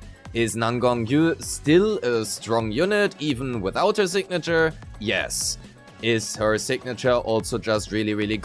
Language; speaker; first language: English; non-native, fluent; German